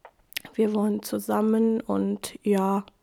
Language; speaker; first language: German; non-native, fluent; Kurdish